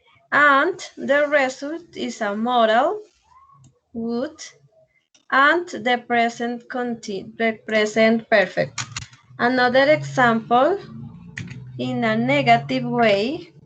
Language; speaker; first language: English; non-native, learner; Spanish